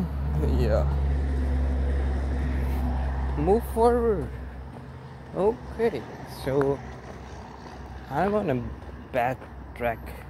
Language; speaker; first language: English; non-native, learner; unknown